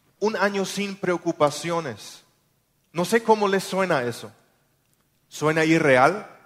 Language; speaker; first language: Spanish; non-native, local second language; German